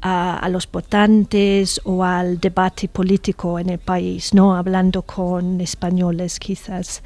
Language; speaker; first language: Spanish; non-native, fluent; English